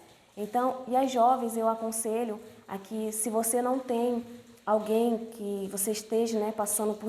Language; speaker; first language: Portuguese; native; Portuguese